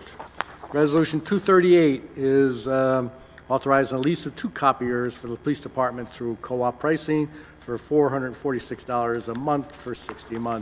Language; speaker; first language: English; native; English